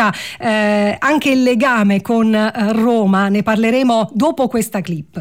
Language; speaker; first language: Italian; native; Italian